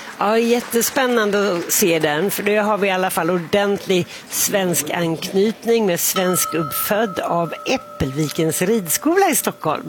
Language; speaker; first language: Swedish; native; Swedish